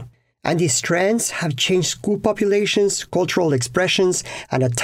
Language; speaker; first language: English; non-native, fluent; Spanish